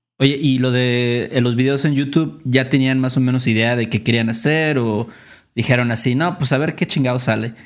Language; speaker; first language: Spanish; native; Spanish